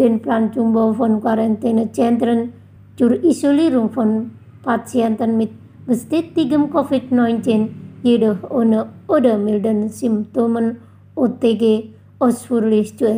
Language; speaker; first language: German; non-native, fluent; Indonesian